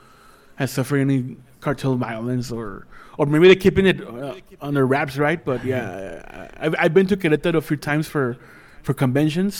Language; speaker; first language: English; early bilingual, other home language; Spanish